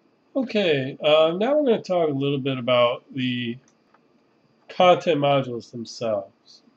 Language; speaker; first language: English; native; English